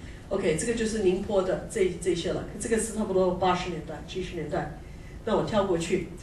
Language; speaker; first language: Chinese; non-native, fluent; English